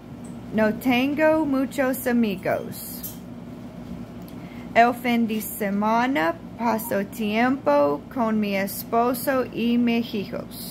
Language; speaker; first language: Spanish; non-native, learner; English